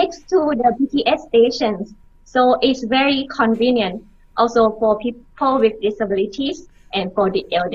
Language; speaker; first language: English; non-native, learner; Thai